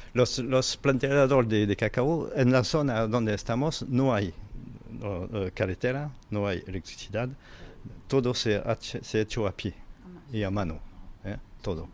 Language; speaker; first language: Spanish; non-native, fluent; French